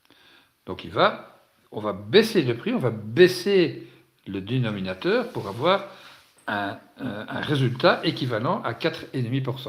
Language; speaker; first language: French; native; French